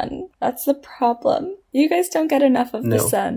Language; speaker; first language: English; native; English